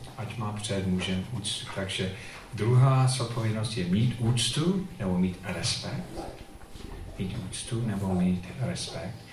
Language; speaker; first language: Czech; non-native, fluent; English